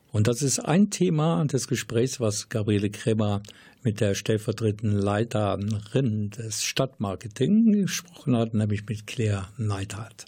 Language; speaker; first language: German; native; German